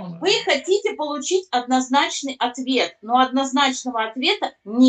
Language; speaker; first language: Russian; native; Russian